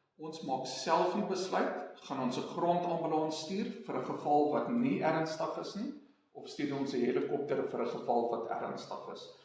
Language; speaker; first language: Afrikaans; non-native, local second language; English